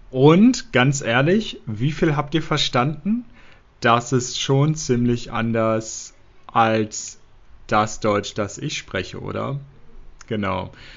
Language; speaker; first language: German; native; German